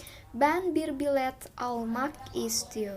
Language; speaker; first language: Turkish; non-native, fluent; Indonesian